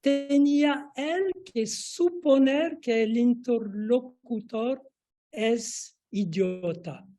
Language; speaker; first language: Spanish; non-native, fluent; French